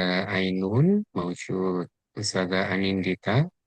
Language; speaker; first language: Arabic; non-native, fluent; Indonesian